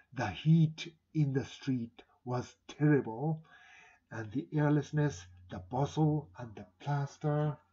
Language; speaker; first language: English; non-native, fluent; Japanese